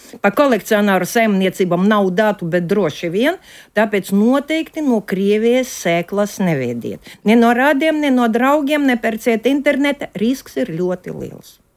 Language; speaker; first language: Latvian; native; Latvian